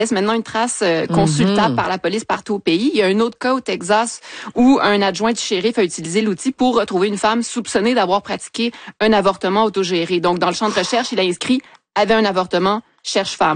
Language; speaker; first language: French; native; French